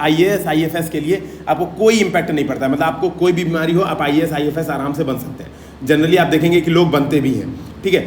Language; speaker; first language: Hindi; native; Hindi